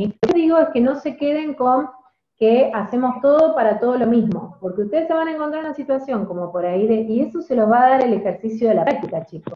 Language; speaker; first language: Spanish; native; Spanish